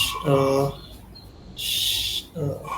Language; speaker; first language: English; non-native, learner; Hindi